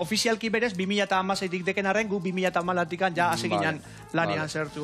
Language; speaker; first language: Basque; native; Basque